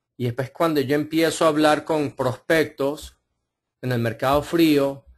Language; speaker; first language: Spanish; early bilingual, heritage; Spanish